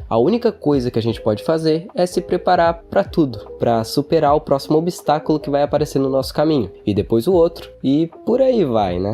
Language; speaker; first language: Portuguese; native; Portuguese